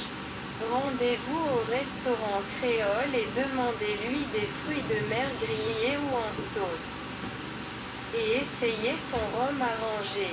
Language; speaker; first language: French; non-native, local second language; Haitian Creole